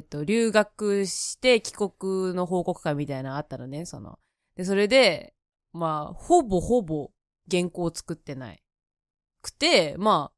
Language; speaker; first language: Japanese; native; Japanese